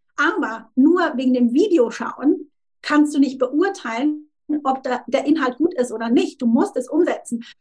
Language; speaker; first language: German; native; German